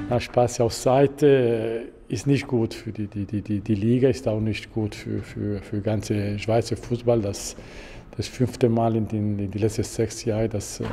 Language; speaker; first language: German; non-native, local second language; Italian